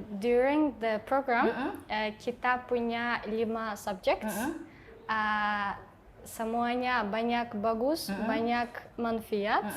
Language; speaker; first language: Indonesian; non-native, learner; Tajik